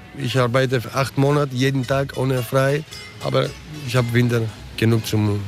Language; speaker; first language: German; early bilingual, other home language; Greek